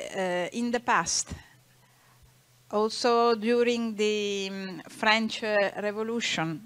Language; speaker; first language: English; non-native, learner; Italian